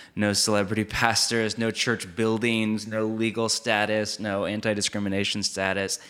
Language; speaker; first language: English; native; English